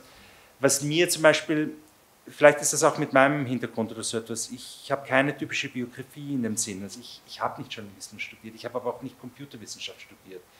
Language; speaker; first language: German; native; German